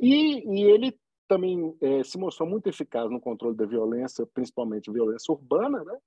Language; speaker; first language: Portuguese; native; Portuguese